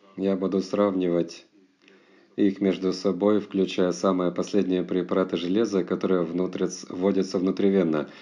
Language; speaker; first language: Russian; native; Russian